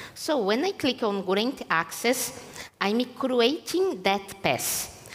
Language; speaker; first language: English; non-native, fluent; Portuguese